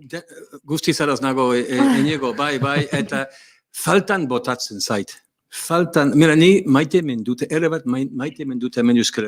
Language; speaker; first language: Basque; non-native, learner; English